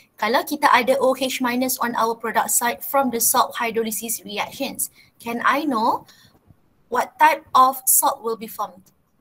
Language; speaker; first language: English; non-native, local second language; Malay